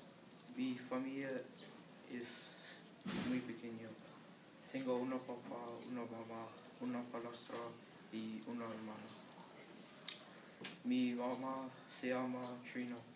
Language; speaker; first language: Spanish; non-native, learner; English